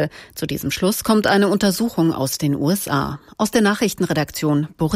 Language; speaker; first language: German; native; German